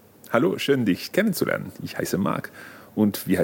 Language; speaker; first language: German; non-native, learner; English